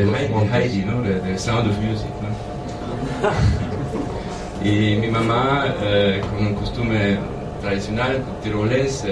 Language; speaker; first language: Spanish; non-native, fluent; German